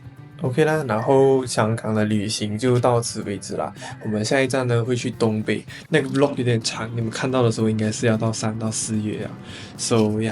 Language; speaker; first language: Chinese; native; Chinese